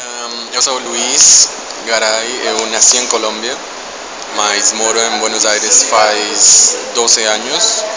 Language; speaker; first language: Portuguese; non-native, fluent; Spanish